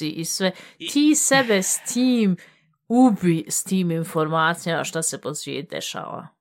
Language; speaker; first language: Bosnian; early bilingual, heritage; Bosnian